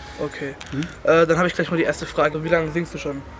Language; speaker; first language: German; native; German